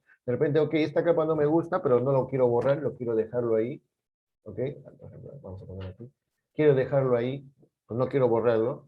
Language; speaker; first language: Spanish; native; Spanish